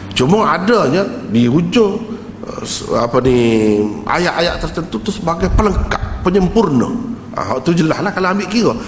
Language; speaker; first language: Malay; native; Malay